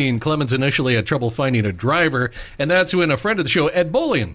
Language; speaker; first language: English; native; English